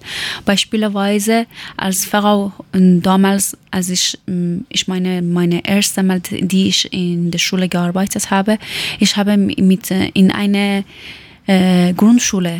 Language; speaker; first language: German; non-native, learner; Persian